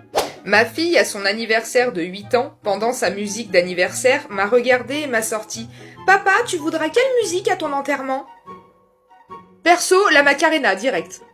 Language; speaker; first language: French; native; French